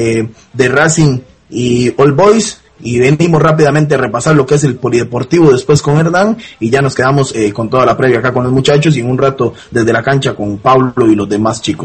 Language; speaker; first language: Spanish; native; Spanish